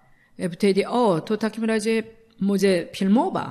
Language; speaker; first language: Polish; non-native, learner; Korean